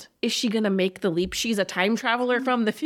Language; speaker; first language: English; native; English